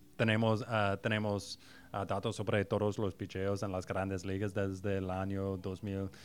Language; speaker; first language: Spanish; non-native, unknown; English